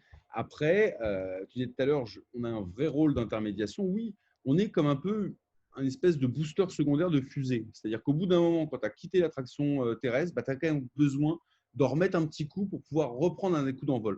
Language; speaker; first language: French; native; French